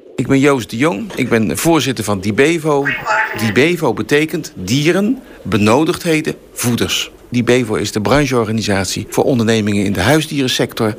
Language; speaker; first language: Dutch; native; Dutch